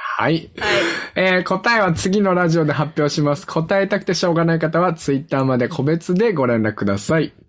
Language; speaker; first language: Japanese; native; Japanese